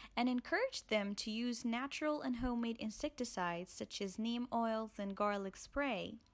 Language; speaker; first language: English; non-native, fluent; Arabic